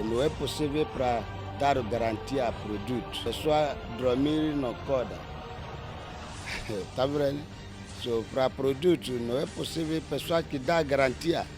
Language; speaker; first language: Portuguese; non-native, learner; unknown